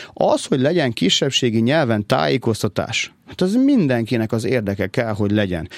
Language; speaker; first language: Hungarian; native; Hungarian